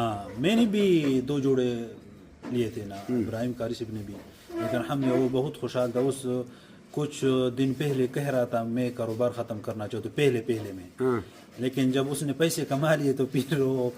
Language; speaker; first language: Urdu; non-native, local second language; Pashto